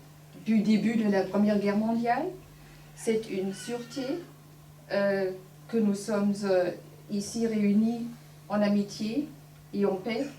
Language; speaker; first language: French; non-native, fluent; German